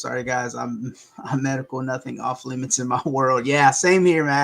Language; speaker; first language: English; native; English